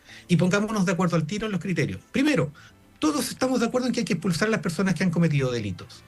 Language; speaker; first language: Spanish; native; Spanish